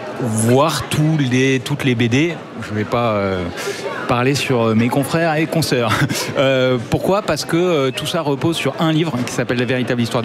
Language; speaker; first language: French; native; French